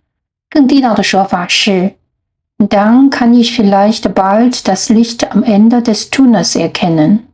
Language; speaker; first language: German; non-native, fluent; Chinese